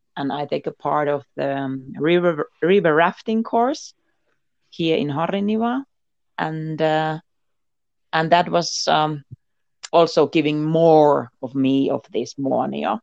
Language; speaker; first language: English; non-native, learner; Finnish